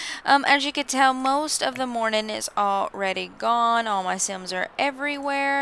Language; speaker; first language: English; native; English